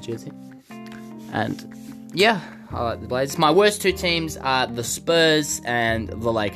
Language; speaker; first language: English; native; English